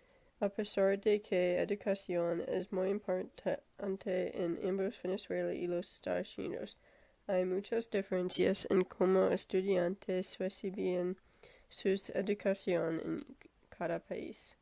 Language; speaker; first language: Spanish; non-native, learner; English